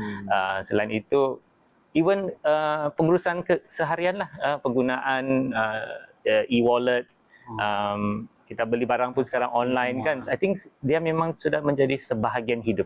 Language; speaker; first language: Malay; native; Malay